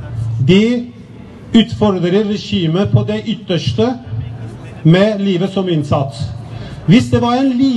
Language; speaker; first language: Norwegian; non-native, fluent; Persian